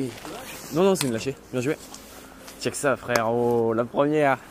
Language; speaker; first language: French; native; French